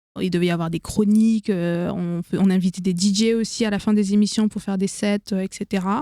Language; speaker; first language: French; native; French